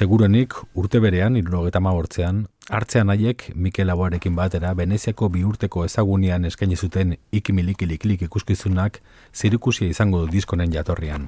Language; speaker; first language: Basque; native; Basque